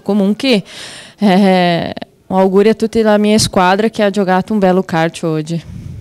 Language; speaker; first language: Italian; non-native, fluent; Portuguese